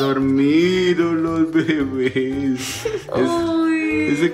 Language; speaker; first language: Spanish; native; Spanish